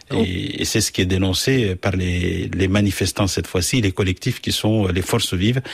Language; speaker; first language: French; non-native, local second language; Comorian